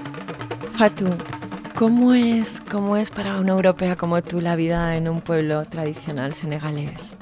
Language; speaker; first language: Spanish; native; Spanish